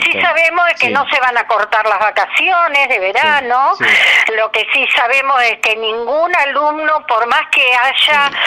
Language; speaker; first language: Spanish; native; Spanish